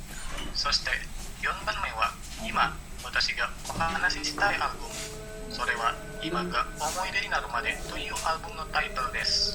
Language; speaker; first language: Japanese; non-native, learner; Indonesian